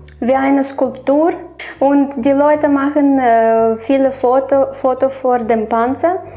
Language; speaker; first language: German; non-native, fluent; Romanian